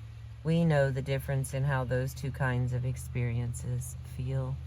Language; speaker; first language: English; native; English